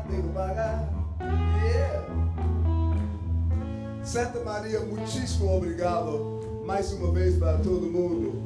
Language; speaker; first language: Portuguese; non-native, fluent; English